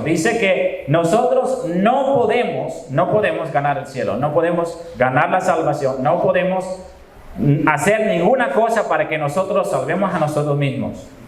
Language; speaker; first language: Spanish; non-native, fluent; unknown